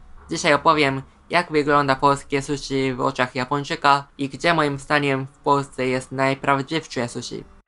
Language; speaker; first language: Polish; non-native, fluent; Japanese